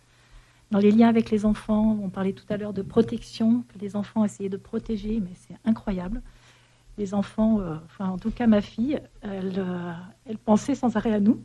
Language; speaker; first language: French; native; French